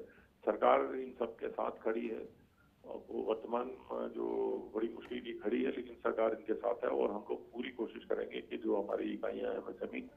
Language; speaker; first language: Hindi; native; Hindi